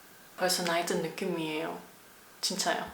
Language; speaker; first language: Korean; non-native, learner; German